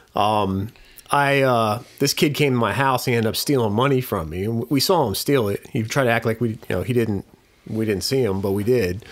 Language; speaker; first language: English; native; English